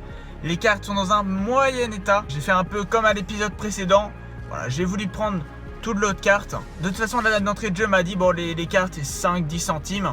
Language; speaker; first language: French; native; French